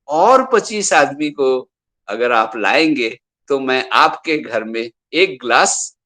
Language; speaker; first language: Hindi; non-native, local second language; Bangla